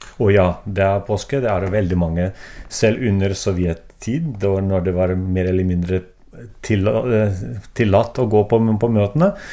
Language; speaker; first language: Norwegian; non-native, fluent; Russian